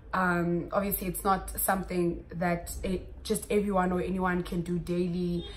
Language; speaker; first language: English; non-native, local second language; Xhosa